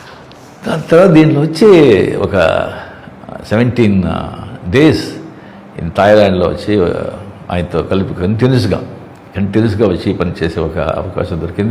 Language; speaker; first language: Telugu; non-native, local second language; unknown